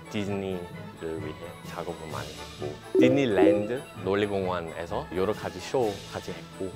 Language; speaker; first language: Korean; non-native, fluent; English